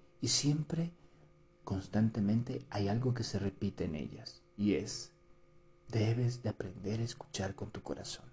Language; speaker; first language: Spanish; native; Spanish